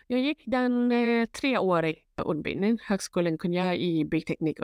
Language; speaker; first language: Swedish; non-native, fluent; Thai